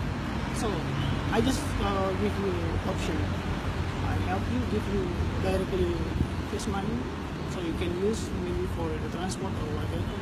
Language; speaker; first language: English; non-native, learner; Indonesian